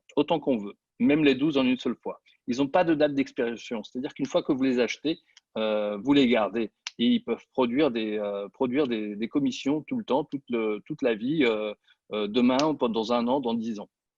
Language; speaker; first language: French; native; French